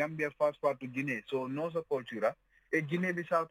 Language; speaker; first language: Portuguese; non-native, learner; Mandingo